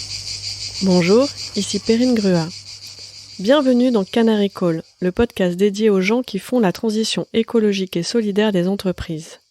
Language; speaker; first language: French; native; French